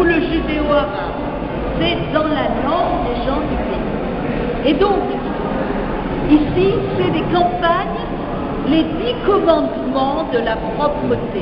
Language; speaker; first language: French; native; French